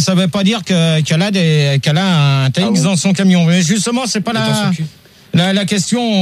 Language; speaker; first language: French; native; French